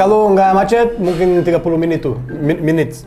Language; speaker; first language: Indonesian; non-native, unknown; Portuguese